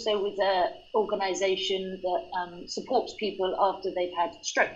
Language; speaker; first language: English; native; English